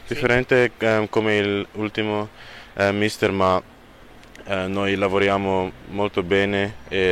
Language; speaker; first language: Italian; non-native, learner; German